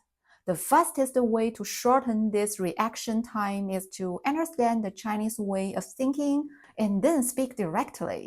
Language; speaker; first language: English; non-native, fluent; Chinese